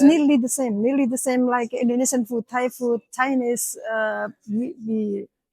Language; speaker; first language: English; non-native, learner; Indonesian